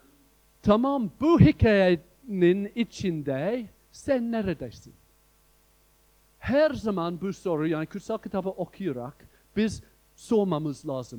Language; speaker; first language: Turkish; non-native, fluent; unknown